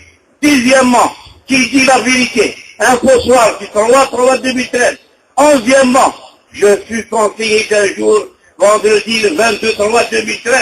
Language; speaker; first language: French; non-native, local second language; Arabic